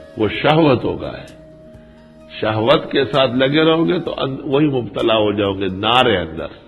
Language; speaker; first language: Urdu; non-native, local second language; Pashto